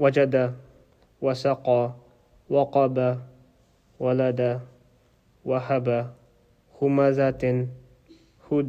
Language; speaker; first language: Arabic; non-native, learner; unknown